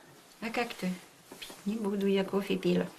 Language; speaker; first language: Russian; non-native, learner; French